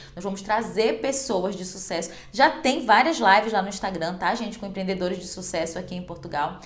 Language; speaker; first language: Portuguese; native; Portuguese